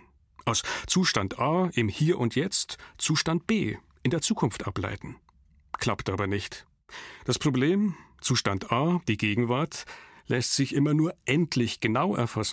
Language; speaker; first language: German; native; German